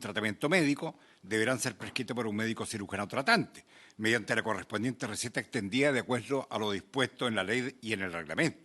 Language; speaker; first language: Spanish; native; Spanish